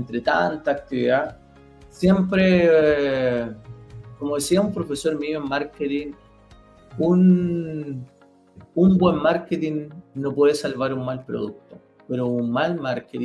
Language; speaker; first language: Spanish; native; Spanish